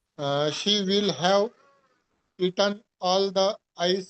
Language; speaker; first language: English; non-native, learner; Hindi